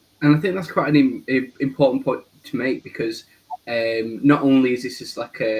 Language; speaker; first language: English; native; English